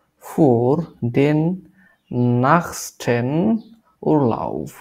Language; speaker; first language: German; non-native, learner; Bangla